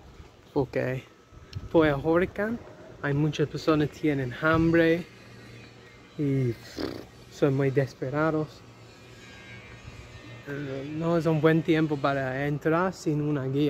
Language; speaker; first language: Spanish; non-native, learner; English